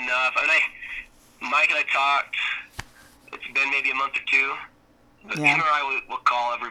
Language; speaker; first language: English; native; English